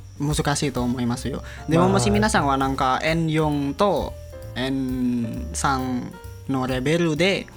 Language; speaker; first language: Japanese; non-native, learner; Indonesian